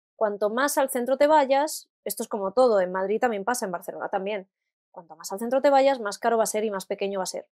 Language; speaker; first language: Spanish; native; Spanish